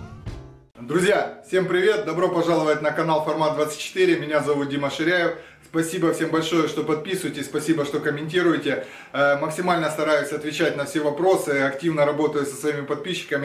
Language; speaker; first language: Russian; native; Russian